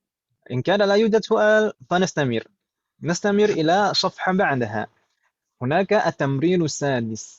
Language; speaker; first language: Arabic; non-native, fluent; Indonesian